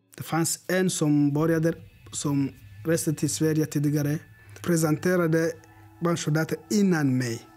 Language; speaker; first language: Swedish; non-native, learner; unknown